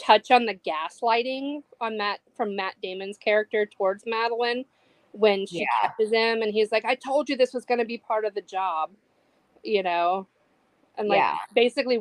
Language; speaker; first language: English; native; English